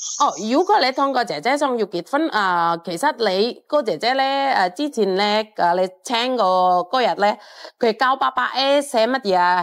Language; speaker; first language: Cantonese; non-native, fluent; Indonesian